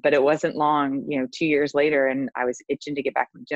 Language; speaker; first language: English; native; English